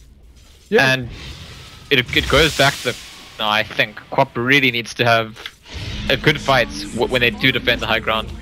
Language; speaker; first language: English; native; English